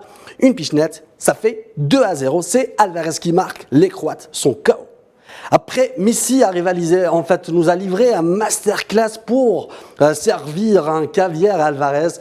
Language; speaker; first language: French; non-native, local second language; Arabic